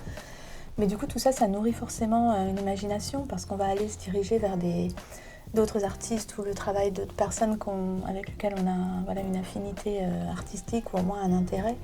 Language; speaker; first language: French; native; French